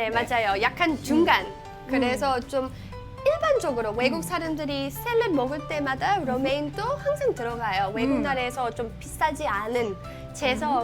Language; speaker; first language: Korean; non-native, fluent; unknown